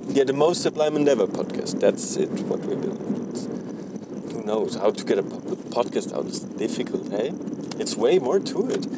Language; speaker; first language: English; non-native, fluent; German